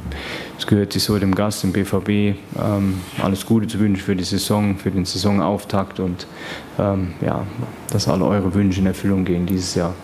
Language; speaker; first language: German; native; German